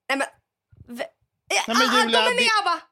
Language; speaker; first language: Swedish; native; Swedish